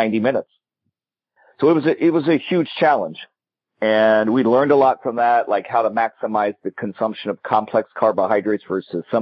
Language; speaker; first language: English; native; English